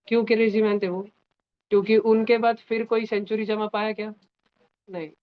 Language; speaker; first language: Hindi; non-native, local second language; Marathi